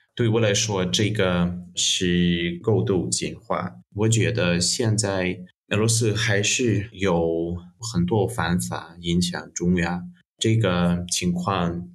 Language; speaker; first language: Chinese; non-native, fluent; Russian